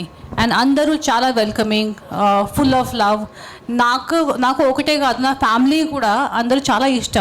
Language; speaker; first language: Telugu; non-native, learner; Hindi